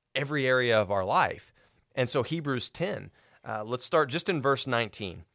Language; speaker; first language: English; native; English